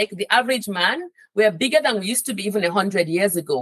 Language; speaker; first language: English; non-native, local second language; Yoruba